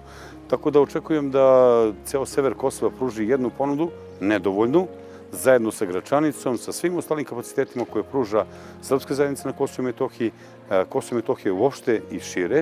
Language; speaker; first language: Croatian; native; Croatian